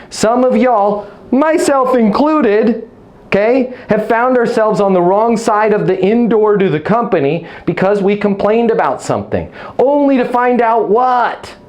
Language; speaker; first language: English; native; English